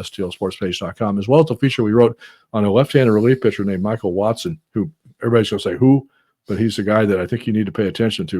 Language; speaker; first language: English; native; English